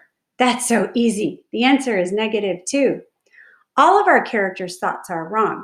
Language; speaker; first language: English; native; English